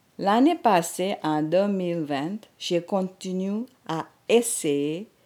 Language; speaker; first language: French; non-native, fluent; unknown